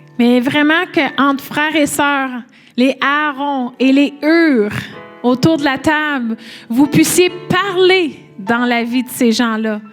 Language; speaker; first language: French; native; French